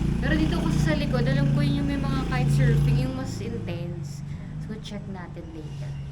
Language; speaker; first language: Filipino; native; Filipino